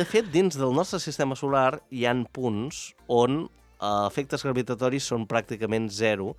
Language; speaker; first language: Catalan; native; Catalan